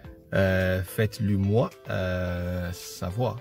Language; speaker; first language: French; non-native, learner; English